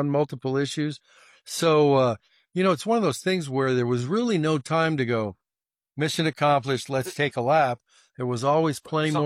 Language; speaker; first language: English; native; English